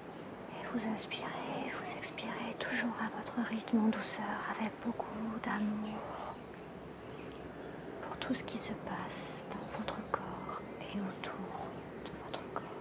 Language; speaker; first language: French; native; French